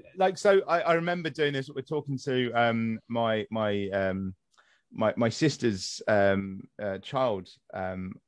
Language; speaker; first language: English; native; English